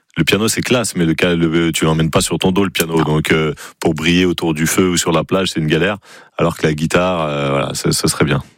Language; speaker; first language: French; native; French